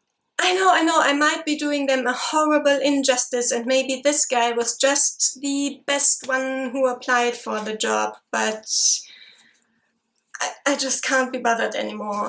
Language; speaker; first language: English; non-native, fluent; German